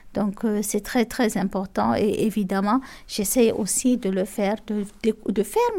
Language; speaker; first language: French; non-native, local second language; Fula